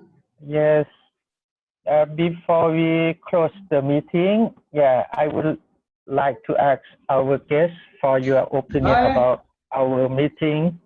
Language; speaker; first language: English; non-native, learner; Thai